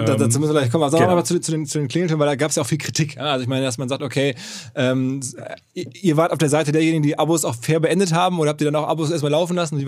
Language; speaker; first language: German; native; German